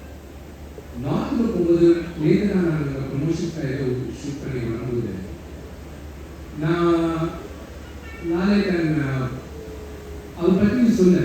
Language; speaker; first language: Tamil; non-native, local second language; Telugu